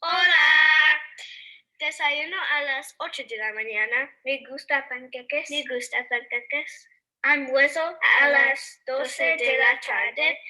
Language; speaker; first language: Spanish; non-native, learner; English